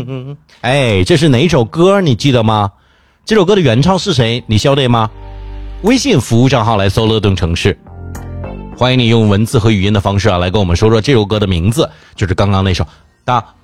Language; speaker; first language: Chinese; native; Chinese